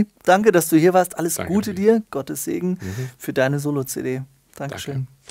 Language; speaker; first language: German; native; German